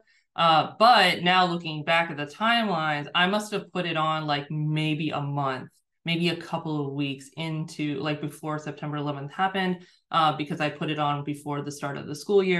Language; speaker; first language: English; native; English